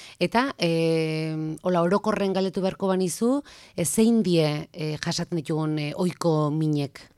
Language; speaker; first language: Basque; native; Basque